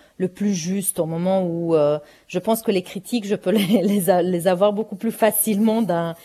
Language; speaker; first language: French; non-native, fluent; Romanian